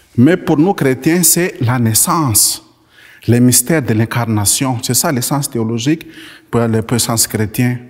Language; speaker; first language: French; non-native, local second language; Malagasy